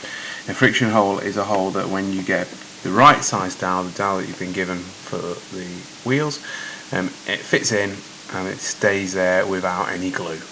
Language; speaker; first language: English; native; English